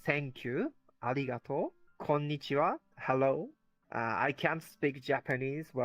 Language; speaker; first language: English; non-native, learner; Japanese